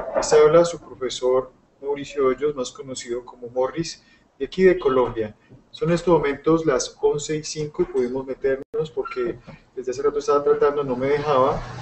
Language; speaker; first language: Spanish; native; Spanish